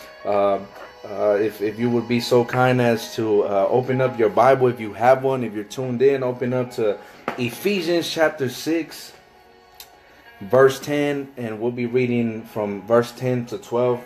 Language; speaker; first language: English; native; English